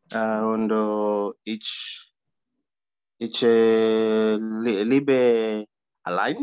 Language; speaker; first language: German; non-native, learner; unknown